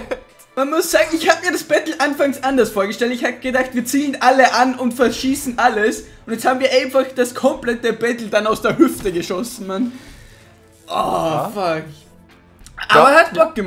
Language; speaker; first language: German; native; German